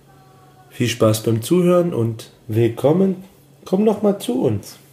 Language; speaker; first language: German; native; German